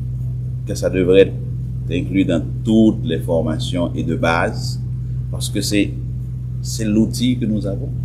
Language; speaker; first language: French; native; French